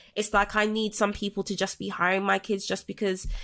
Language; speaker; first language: English; native; English